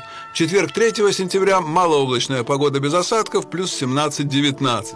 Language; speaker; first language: Russian; native; Russian